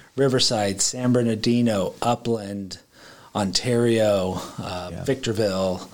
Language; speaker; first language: English; native; English